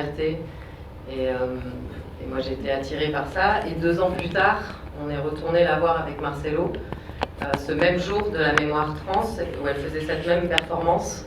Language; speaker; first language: French; native; French